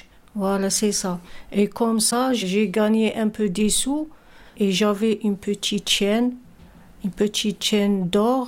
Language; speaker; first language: French; non-native, learner; Arabic